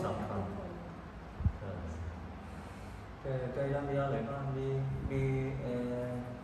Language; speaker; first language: Thai; non-native, learner; Cantonese